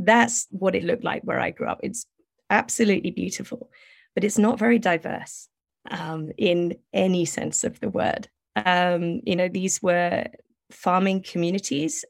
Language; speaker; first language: English; native; English